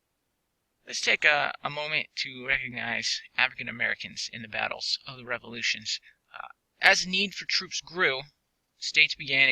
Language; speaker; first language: English; native; English